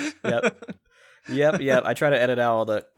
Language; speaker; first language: English; native; English